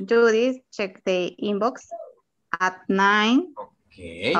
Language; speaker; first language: English; non-native, learner; Spanish